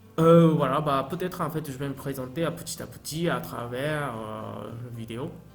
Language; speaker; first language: French; non-native, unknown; Japanese